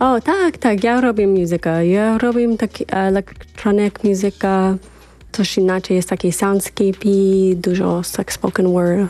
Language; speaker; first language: Polish; early bilingual, heritage; English